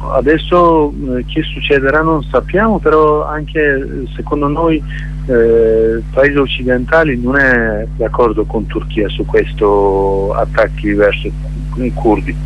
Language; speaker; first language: Italian; non-native, learner; Kurdish